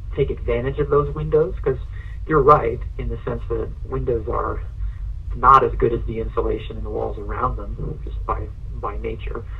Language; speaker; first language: English; native; English